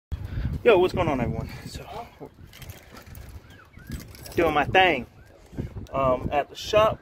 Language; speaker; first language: English; native; English